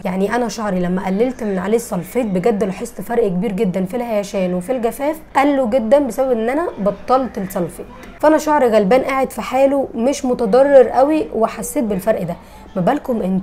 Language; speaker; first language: Arabic; native; Arabic